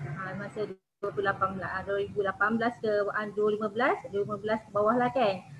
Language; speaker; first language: Malay; native; Malay